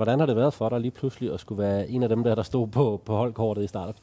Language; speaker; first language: Danish; native; Danish